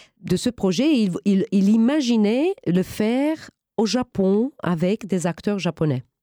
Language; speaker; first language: French; non-native, fluent; Romanian